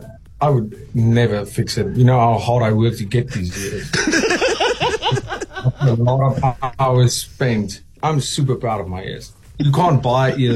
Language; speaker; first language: English; non-native, local second language; Afrikaans